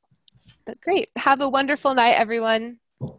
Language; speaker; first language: English; native; English